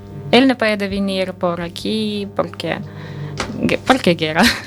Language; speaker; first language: Spanish; non-native, learner; Russian